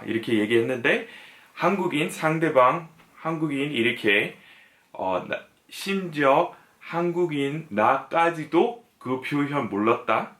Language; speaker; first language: Korean; non-native, fluent; English